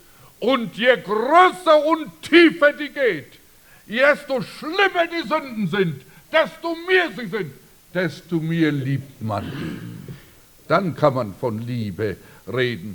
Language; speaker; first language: German; early bilingual, heritage; German